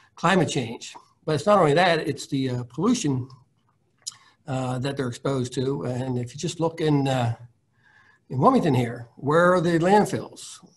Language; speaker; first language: English; native; English